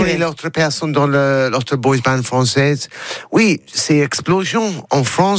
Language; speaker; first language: French; non-native, learner; English